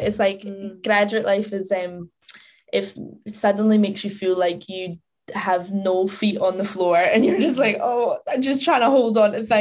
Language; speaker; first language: English; native; English